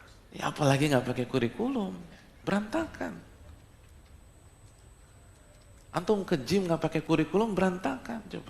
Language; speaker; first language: Indonesian; native; Indonesian